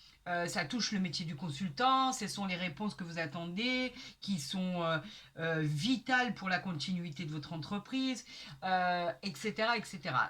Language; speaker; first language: French; native; French